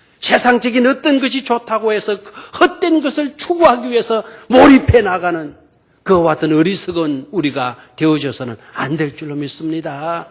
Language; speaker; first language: Korean; native; Korean